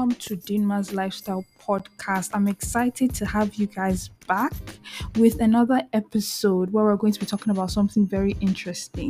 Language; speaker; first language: English; non-native, local second language; Igbo